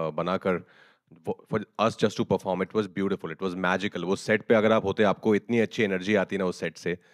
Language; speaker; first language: Hindi; native; Hindi